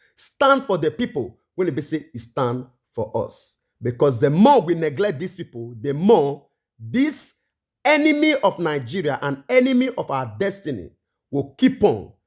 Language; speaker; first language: Nigerian Pidgin; native; Nigerian Pidgin